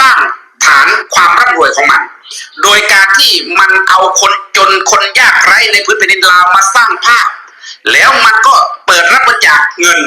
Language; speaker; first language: Thai; native; Thai